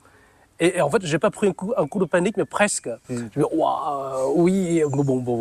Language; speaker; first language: French; non-native, fluent; Vietnamese